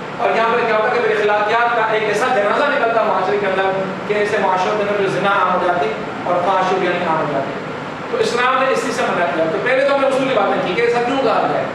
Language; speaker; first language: Urdu; non-native, local second language; Sindhi